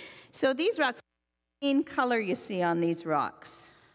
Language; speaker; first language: English; native; English